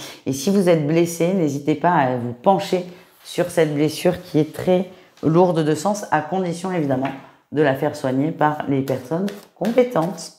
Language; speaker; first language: French; native; French